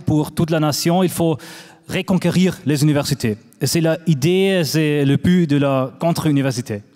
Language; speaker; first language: French; non-native, fluent; German